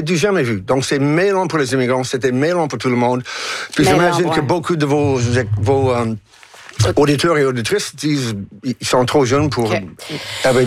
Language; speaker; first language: French; non-native, local second language; English